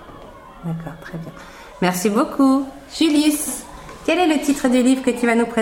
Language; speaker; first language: French; native; French